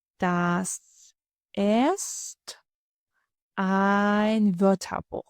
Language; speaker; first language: German; non-native, fluent; Ukrainian